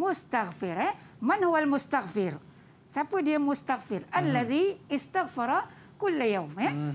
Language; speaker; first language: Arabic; non-native, fluent; Malay